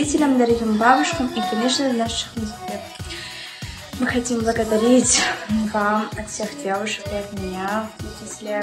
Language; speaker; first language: Russian; non-native, local second language; Uzbek